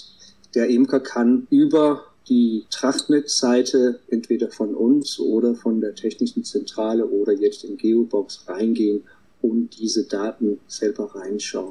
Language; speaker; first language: German; non-native, fluent; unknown